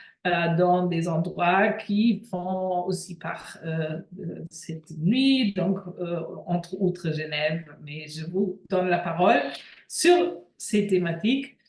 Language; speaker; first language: French; non-native, fluent; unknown